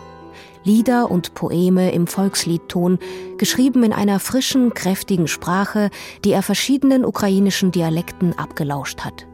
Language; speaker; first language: German; native; German